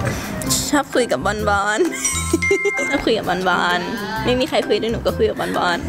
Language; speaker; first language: Thai; early bilingual, heritage; Thai